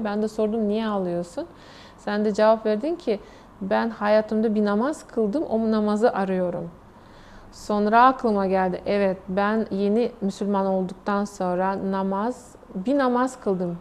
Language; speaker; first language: Turkish; non-native, fluent; Russian